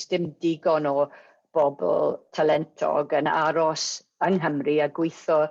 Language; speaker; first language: Welsh; non-native, local second language; English